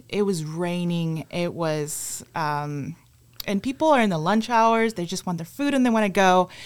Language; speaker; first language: English; non-native, fluent; Spanish